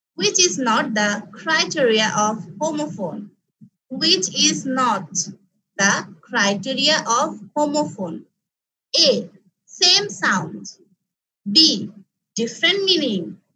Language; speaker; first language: English; non-native, local second language; Bangla